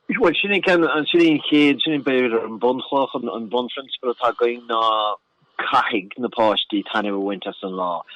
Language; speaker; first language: Irish; native; Irish